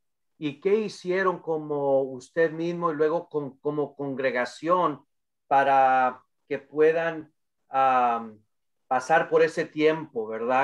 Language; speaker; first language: Spanish; early bilingual, other home language; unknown